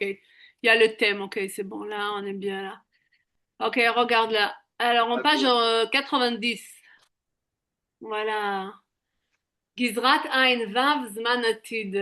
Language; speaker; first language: French; native; French